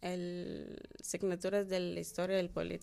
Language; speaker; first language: Spanish; non-native, learner; Arabic